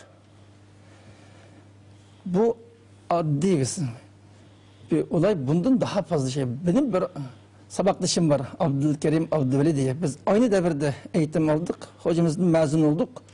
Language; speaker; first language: Turkish; non-native, learner; Uyghur